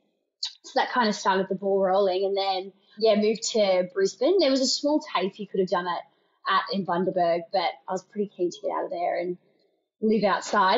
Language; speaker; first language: English; native; English